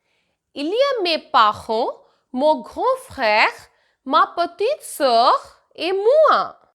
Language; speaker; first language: French; non-native, fluent; Hindi